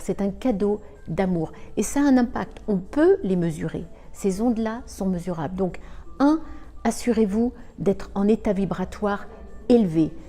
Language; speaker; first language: French; native; French